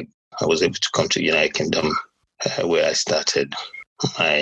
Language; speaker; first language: English; non-native, local second language; Yoruba